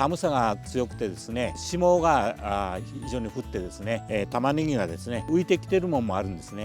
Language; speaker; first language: Japanese; native; Japanese